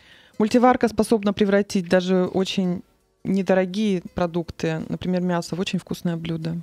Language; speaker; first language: Russian; native; Russian